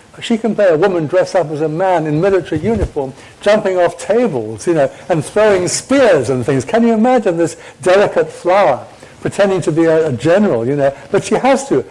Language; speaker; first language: English; native; English